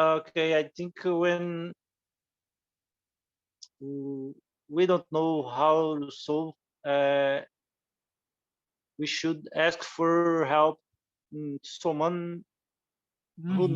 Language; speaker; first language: English; non-native, learner; Portuguese